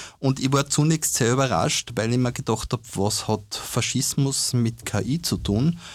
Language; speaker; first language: German; native; German